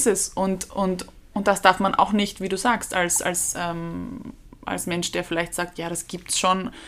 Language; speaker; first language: German; native; German